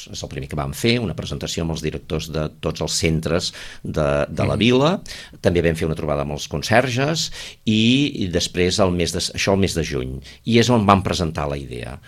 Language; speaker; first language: Catalan; native; Catalan